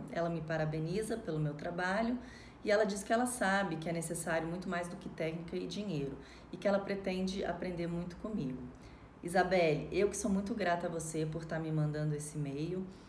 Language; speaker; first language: Portuguese; native; Portuguese